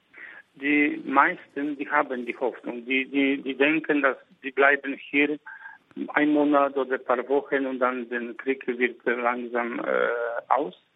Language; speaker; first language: German; non-native, fluent; Polish